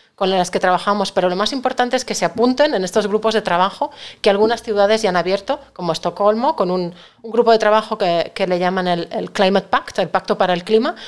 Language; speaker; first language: Spanish; native; Spanish